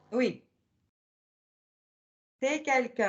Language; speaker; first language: French; non-native, fluent; Arabic